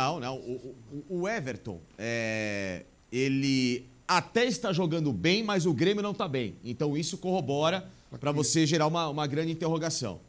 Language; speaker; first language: Portuguese; native; Portuguese